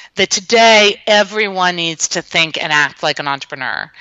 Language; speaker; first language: English; native; English